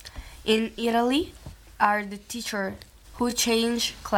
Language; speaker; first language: English; non-native, learner; Italian